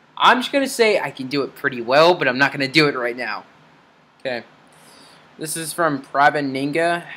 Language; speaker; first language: English; native; English